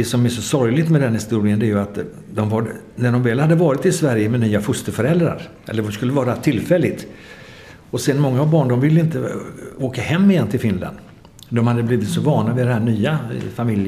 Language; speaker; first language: Swedish; native; Swedish